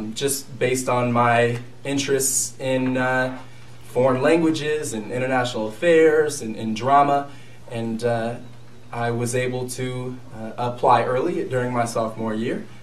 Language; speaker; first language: English; native; English